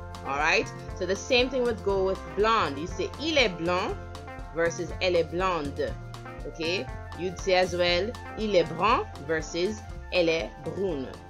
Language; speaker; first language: English; native; English